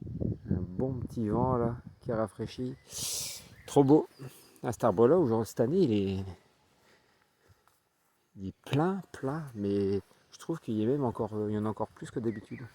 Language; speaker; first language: French; native; French